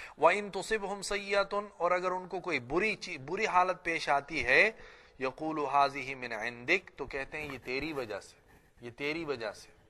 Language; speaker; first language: Urdu; non-native, local second language; Pashto